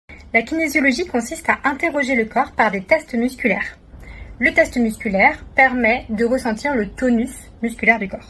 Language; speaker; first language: French; native; French